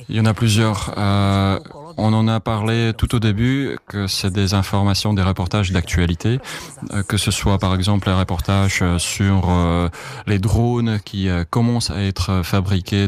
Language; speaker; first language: French; non-native, fluent; Czech